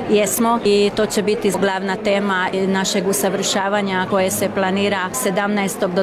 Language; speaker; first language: Croatian; early bilingual, heritage; Croatian